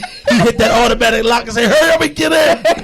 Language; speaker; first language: English; native; English